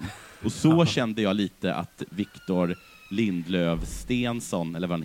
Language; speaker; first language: Swedish; native; Swedish